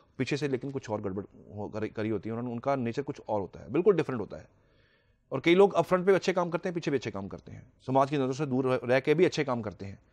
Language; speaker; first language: Hindi; native; Hindi